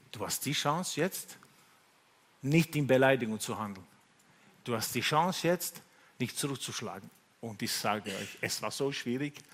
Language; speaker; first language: German; non-native, fluent; Italian